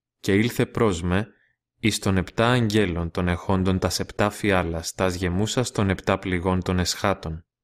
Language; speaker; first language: Greek; non-native, learner; Russian